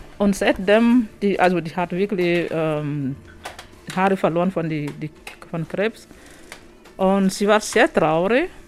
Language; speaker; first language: German; non-native, learner; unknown